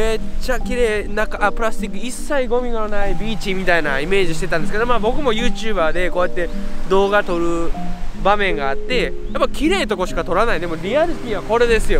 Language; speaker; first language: Japanese; native; Japanese